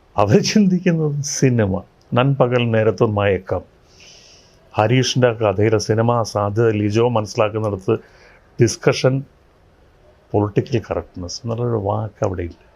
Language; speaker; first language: Malayalam; native; Malayalam